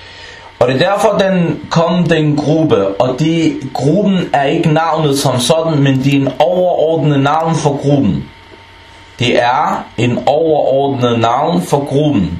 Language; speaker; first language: Danish; non-native, fluent; Arabic